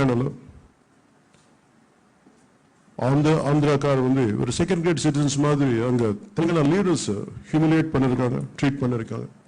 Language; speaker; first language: Tamil; non-native, local second language; Telugu